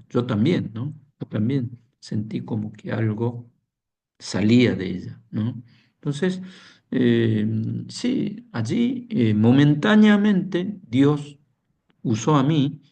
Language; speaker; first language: Spanish; non-native, fluent; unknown